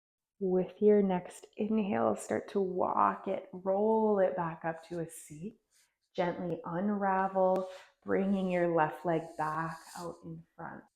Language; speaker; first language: English; native; English